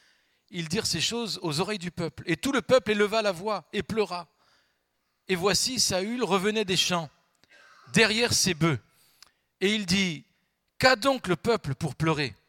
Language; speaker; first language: French; native; French